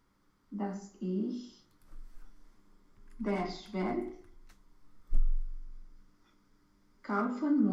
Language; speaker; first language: German; non-native, learner; Romanian